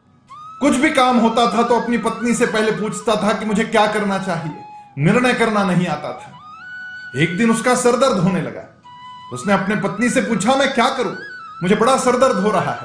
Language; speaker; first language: Hindi; native; Hindi